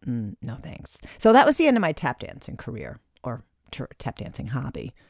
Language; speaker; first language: English; native; English